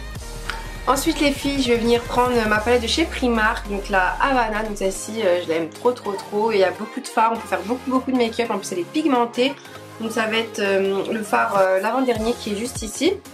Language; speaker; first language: French; native; French